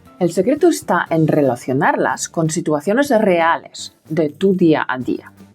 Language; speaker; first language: Spanish; non-native, fluent; Polish